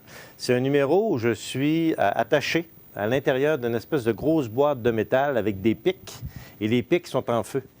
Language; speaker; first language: French; native; French